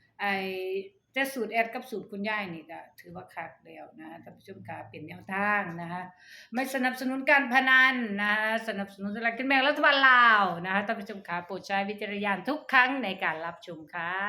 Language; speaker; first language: Thai; non-native, local second language; Northeastern Thai